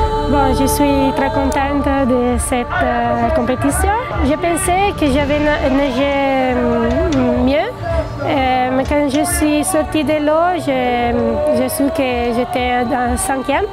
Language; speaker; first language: French; non-native, learner; Spanish